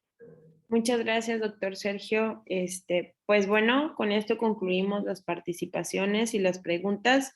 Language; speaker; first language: Spanish; native; Spanish